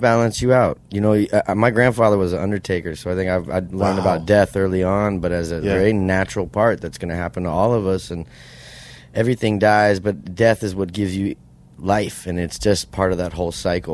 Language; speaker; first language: English; native; English